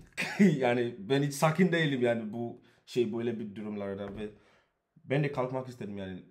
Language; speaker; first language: Turkish; non-native, learner; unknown